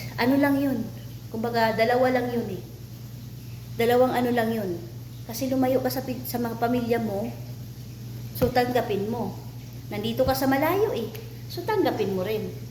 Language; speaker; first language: Filipino; non-native, local second language; Cebuano